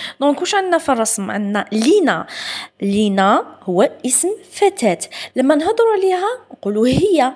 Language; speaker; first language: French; non-native, local second language; Arabic